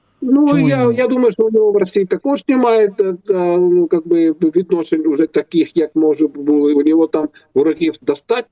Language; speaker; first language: Ukrainian; non-native, fluent; Georgian